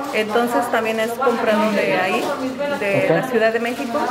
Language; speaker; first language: Spanish; native; Spanish